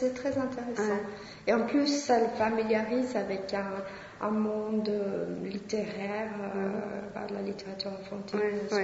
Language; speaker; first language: French; non-native, fluent; Swedish